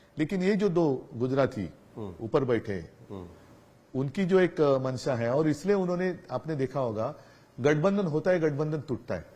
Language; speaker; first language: Hindi; non-native, local second language; Marathi